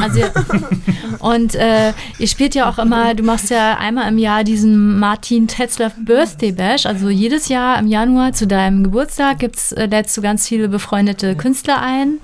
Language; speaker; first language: German; native; German